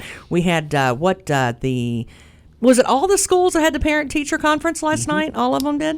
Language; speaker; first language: English; native; English